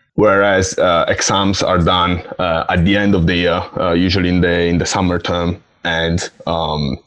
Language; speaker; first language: English; non-native, fluent; Italian